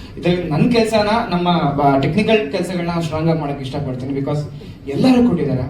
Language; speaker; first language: Kannada; native; Kannada